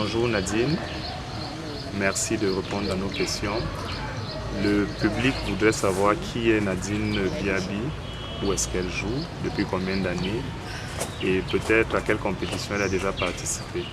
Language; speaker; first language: French; native; French